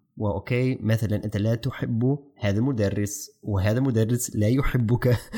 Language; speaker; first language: Arabic; non-native, fluent; German